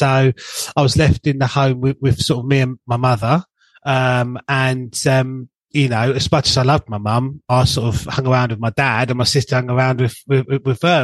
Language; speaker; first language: English; native; English